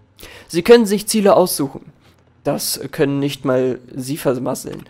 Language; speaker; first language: German; native; German